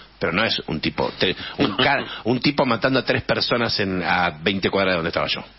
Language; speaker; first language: Spanish; native; Spanish